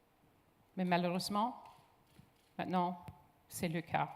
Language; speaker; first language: French; non-native, local second language; English